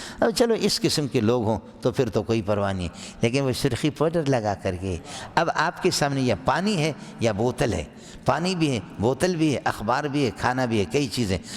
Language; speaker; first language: Urdu; non-native, local second language; Brahui